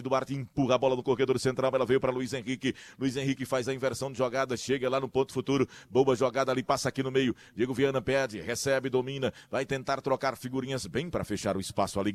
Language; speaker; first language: Portuguese; native; Portuguese